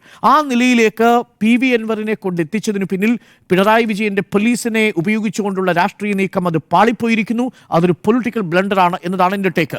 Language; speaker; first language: Malayalam; native; Malayalam